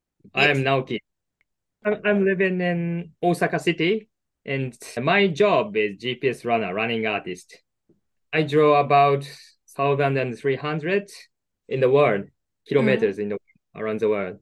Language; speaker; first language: English; non-native, learner; Japanese